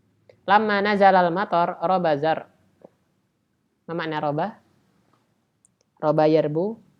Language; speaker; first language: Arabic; non-native, fluent; Indonesian